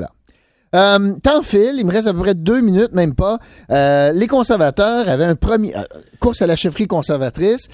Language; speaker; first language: French; native; French